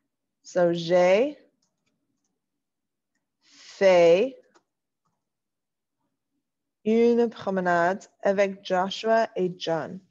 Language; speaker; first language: French; non-native, fluent; English